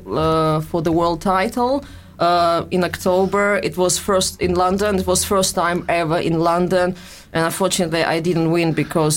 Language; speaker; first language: English; non-native, fluent; Russian